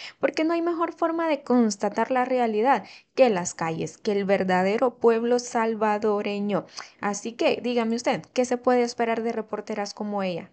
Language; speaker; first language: Spanish; native; Spanish